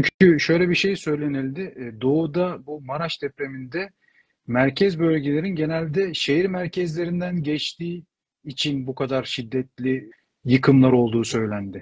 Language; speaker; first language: Turkish; native; Turkish